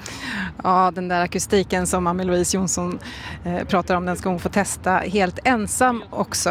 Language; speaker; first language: Swedish; native; Swedish